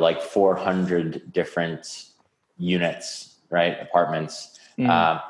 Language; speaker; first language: English; native; English